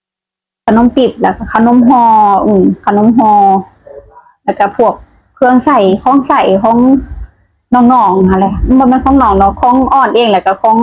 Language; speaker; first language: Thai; non-native, local second language; Lao